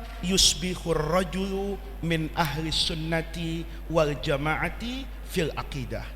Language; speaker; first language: Arabic; non-native, fluent; Indonesian